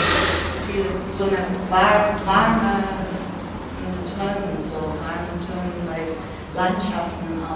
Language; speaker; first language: German; non-native, learner; Persian